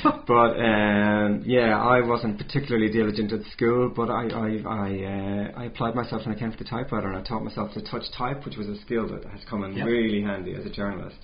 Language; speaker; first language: English; native; English